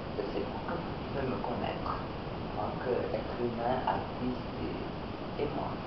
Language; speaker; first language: French; non-native, local second language; Romanian